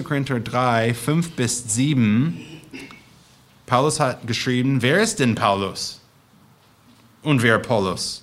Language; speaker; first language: German; non-native, fluent; English